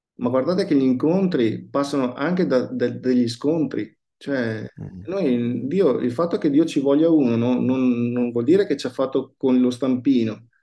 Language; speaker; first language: Italian; native; Italian